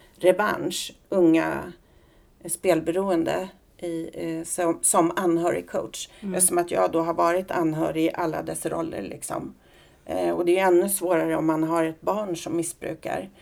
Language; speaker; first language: Swedish; native; Swedish